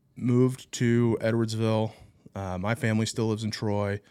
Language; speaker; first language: English; native; English